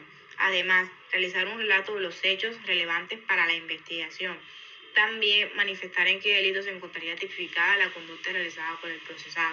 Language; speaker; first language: Spanish; native; Spanish